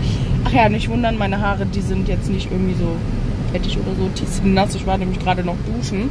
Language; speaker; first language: German; native; German